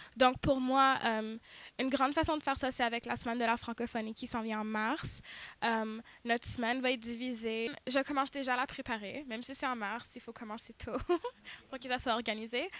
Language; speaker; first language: French; native; French